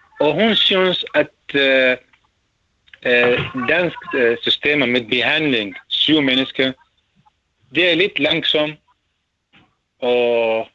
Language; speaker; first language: Danish; non-native, learner; Arabic